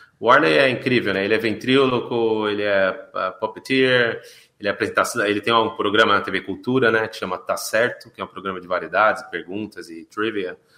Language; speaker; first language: Portuguese; native; Portuguese